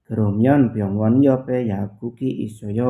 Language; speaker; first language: Korean; non-native, learner; Indonesian